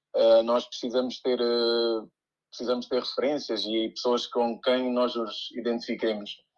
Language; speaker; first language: Portuguese; early bilingual, other home language; Upper Guinea Crioulo